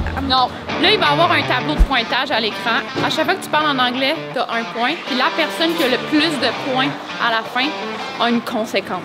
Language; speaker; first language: French; native; French